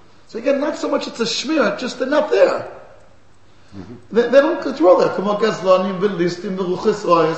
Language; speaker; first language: English; native; English